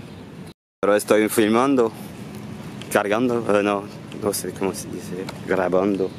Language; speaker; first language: Spanish; non-native, learner; French